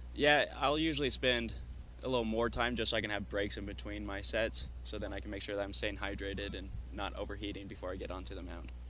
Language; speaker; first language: English; native; English